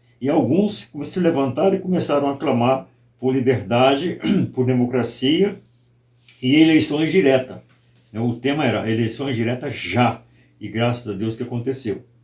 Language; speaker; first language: Portuguese; native; Portuguese